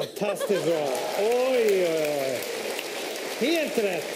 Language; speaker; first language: Swedish; native; Swedish